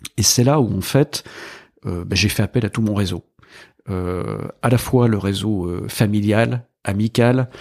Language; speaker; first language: French; native; French